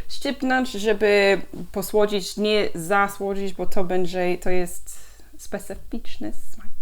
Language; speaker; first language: Polish; non-native, learner; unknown